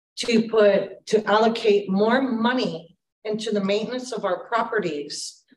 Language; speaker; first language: English; native; English